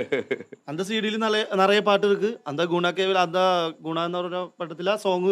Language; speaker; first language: Tamil; non-native, learner; Malayalam